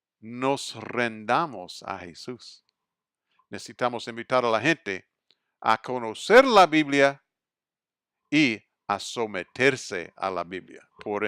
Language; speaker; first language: Spanish; non-native, fluent; English